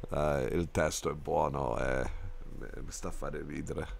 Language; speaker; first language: Italian; non-native, learner; English